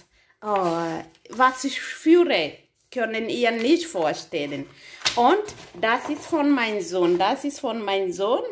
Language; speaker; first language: German; non-native, fluent; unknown